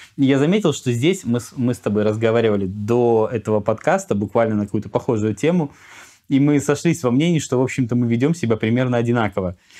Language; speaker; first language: Russian; native; Russian